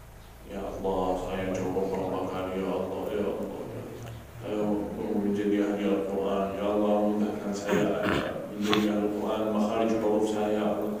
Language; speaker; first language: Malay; non-native, fluent; Arabic